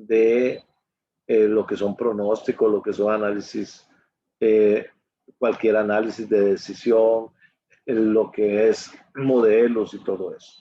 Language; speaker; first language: Spanish; native; Spanish